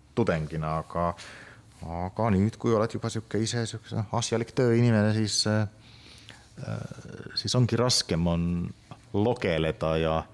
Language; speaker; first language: Estonian; non-native, fluent; Finnish